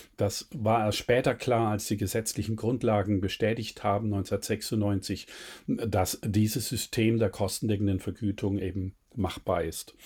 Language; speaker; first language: German; native; German